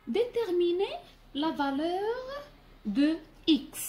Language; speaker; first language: French; non-native, local second language; Arabic